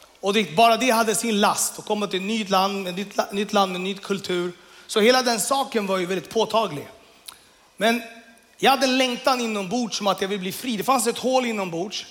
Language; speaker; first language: Swedish; early bilingual, other home language; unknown